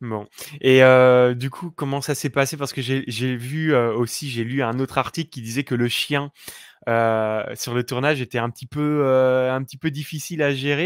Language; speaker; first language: French; native; French